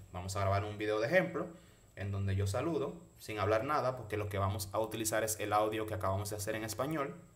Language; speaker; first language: Spanish; native; Spanish